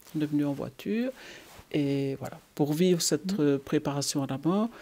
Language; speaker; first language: French; native; French